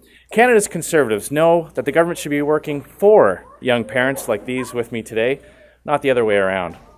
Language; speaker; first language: English; native; English